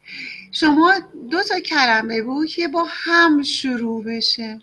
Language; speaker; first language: Persian; native; Persian